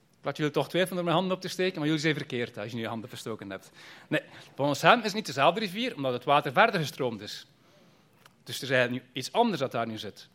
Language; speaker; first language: Dutch; native; Dutch